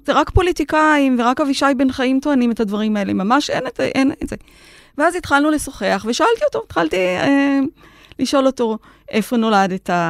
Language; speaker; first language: Hebrew; native; Hebrew